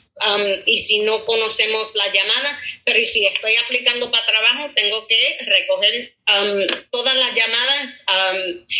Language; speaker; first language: Spanish; early bilingual, heritage; Spanish